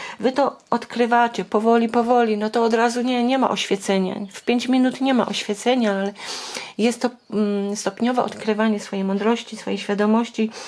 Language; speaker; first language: Polish; native; Polish